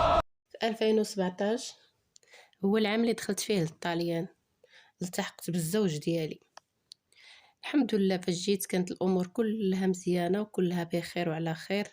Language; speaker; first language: Arabic; native; Arabic